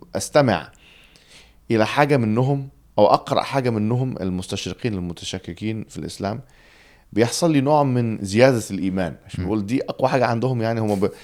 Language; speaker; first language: Arabic; early bilingual, heritage; Arabic